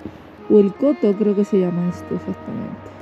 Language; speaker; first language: Spanish; native; Spanish